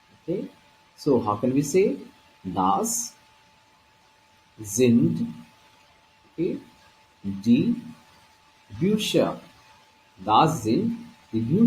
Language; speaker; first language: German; non-native, learner; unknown